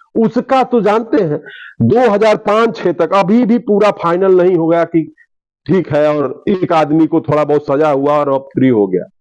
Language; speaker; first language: Hindi; native; Hindi